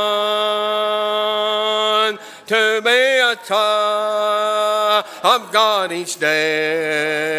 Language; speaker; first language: English; native; English